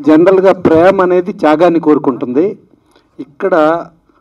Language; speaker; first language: Telugu; native; Telugu